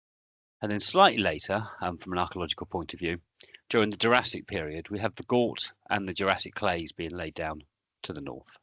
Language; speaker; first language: English; native; English